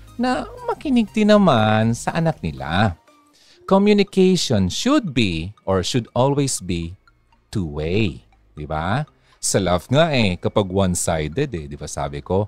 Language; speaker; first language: Filipino; non-native, local second language; Bikol